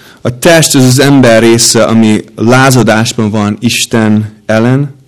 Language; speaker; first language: Hungarian; non-native, fluent; English